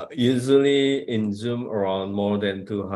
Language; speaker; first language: English; non-native, fluent; Indonesian